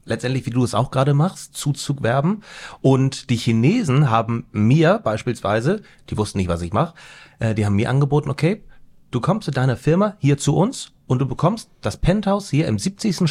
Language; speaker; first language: German; native; German